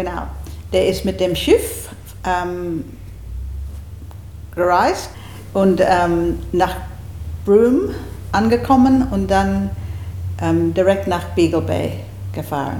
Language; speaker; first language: German; early bilingual, heritage; German